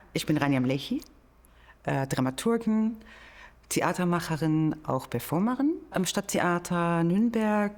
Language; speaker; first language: German; non-native, fluent; Arabic